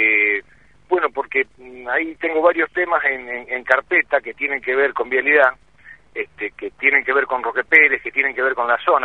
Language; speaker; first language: Spanish; native; Spanish